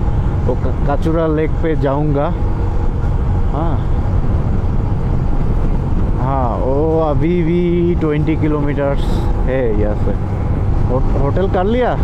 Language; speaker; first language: Hindi; non-native, learner; Bangla